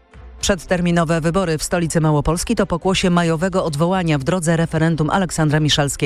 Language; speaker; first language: Polish; native; Polish